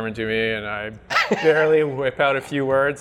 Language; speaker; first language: English; non-native, fluent; French